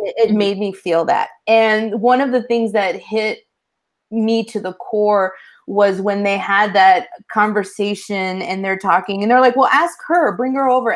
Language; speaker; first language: English; early bilingual, other home language; Spanish